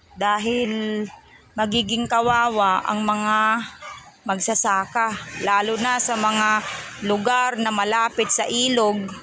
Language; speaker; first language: Filipino; non-native, local second language; Iloko